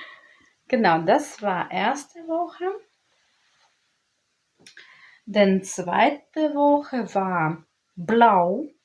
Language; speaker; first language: German; non-native, learner; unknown